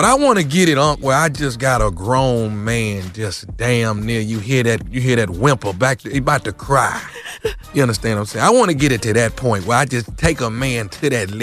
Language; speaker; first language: English; native; English